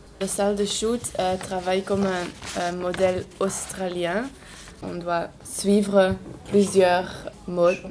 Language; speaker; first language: French; non-native, local second language; Dutch